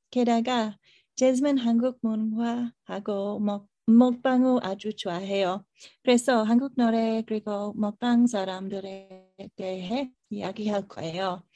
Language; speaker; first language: Korean; non-native, learner; English